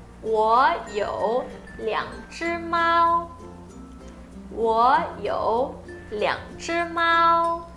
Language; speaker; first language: Chinese; non-native, fluent; Portuguese